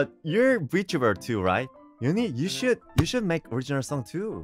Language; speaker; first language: English; non-native, learner; Korean